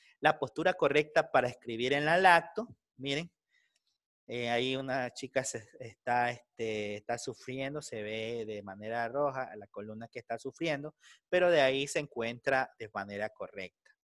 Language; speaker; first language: Spanish; native; Spanish